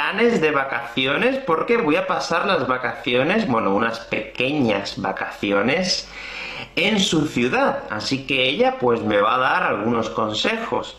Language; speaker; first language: Spanish; native; Spanish